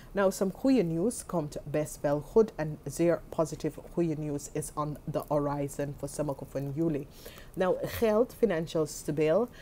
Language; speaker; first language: Dutch; non-native, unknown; English